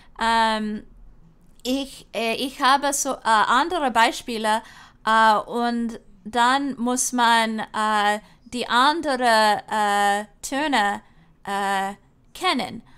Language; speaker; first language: German; non-native, learner; English